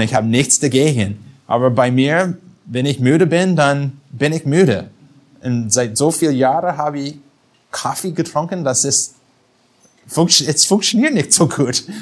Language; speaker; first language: German; non-native, fluent; English